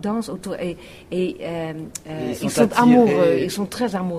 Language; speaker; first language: French; non-native, fluent; Western Frisian